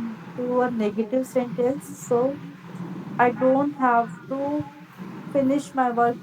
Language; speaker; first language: English; non-native, learner; Hindi